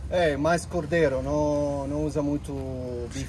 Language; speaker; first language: Portuguese; non-native, fluent; Arabic